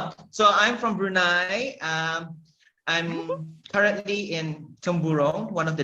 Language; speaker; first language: English; non-native, local second language; Malay